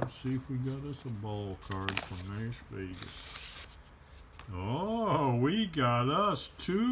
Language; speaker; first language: English; native; English